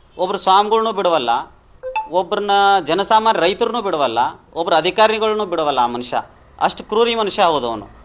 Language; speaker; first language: Kannada; non-native, local second language; Lambadi